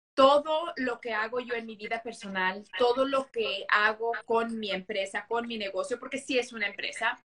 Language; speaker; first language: Spanish; early bilingual, heritage; Spanish